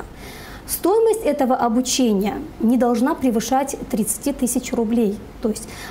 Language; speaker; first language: Russian; native; Russian